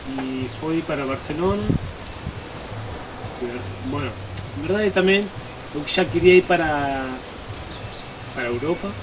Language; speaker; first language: Portuguese; non-native, fluent; Spanish